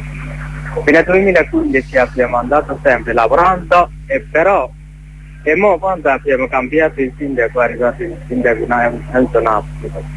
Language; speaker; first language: Italian; non-native, learner; Bangla